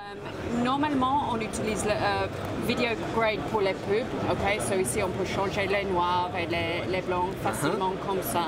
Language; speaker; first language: French; non-native, fluent; English